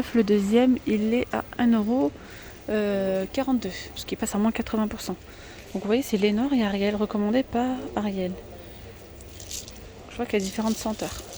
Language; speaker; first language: French; native; French